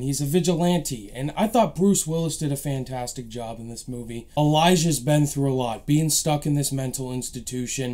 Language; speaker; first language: English; native; English